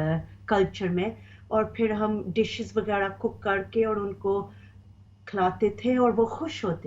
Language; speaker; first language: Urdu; early bilingual, heritage; Urdu